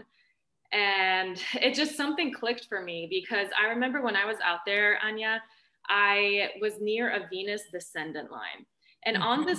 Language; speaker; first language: English; early bilingual, other home language; Romanian